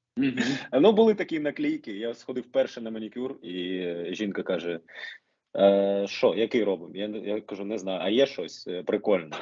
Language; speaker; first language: Ukrainian; non-native, local second language; Russian